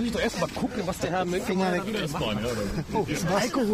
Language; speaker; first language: German; native; German